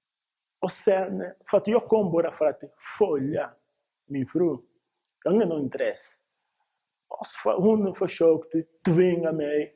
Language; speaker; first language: Swedish; non-native, fluent; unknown